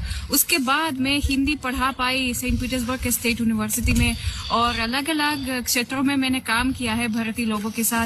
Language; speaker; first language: Hindi; non-native, fluent; Russian